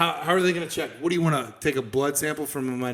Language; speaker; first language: English; native; English